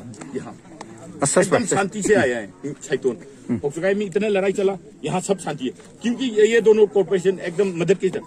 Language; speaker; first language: Hindi; non-native, local second language; Manipuri